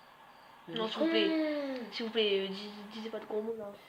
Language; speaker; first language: French; native; French